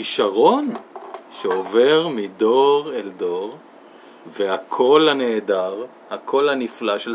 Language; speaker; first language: Hebrew; native; Hebrew